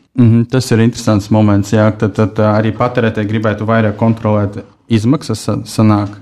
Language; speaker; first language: Latvian; non-native, local second language; Russian